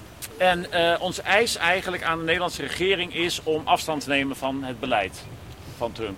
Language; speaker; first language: Dutch; native; Dutch